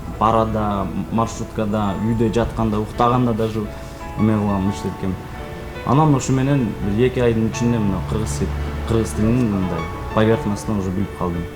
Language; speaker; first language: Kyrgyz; non-native, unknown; Russian